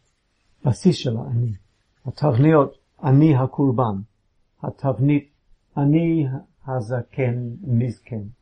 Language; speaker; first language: Hebrew; non-native, fluent; English